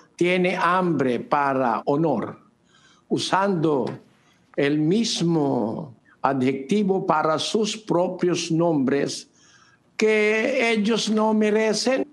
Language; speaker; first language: Spanish; non-native, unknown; Filipino